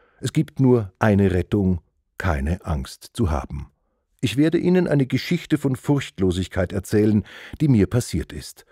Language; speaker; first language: German; native; German